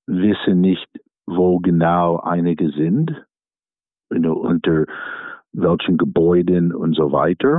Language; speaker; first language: German; non-native, fluent; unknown